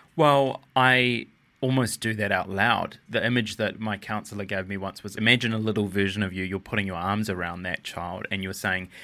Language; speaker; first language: English; native; English